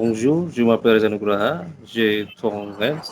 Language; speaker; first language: French; non-native, learner; Indonesian